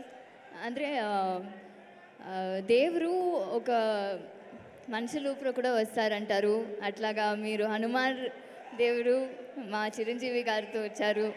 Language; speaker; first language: Telugu; non-native, learner; Tamil